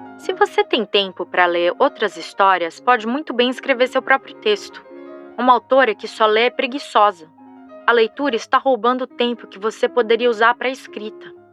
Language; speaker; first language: Portuguese; native; Portuguese